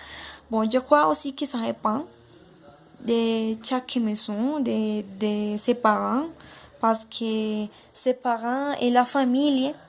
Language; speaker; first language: French; non-native, learner; Spanish